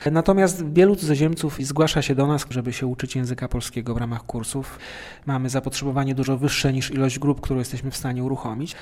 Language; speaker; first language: Polish; native; Polish